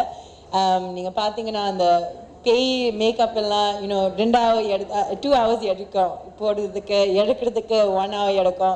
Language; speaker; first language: Tamil; early bilingual, heritage; Tamil